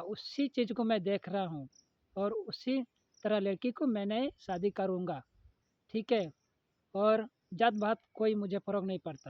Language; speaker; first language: Hindi; non-native, local second language; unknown